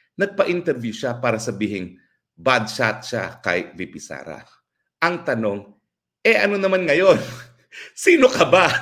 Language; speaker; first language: Filipino; native; Filipino